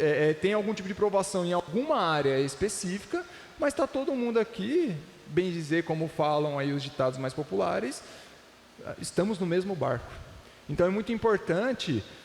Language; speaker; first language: Portuguese; native; Portuguese